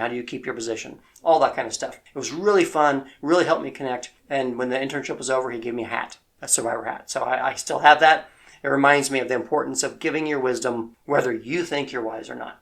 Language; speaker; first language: English; native; English